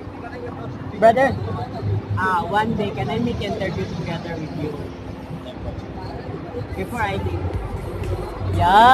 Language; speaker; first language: English; non-native, local second language; Filipino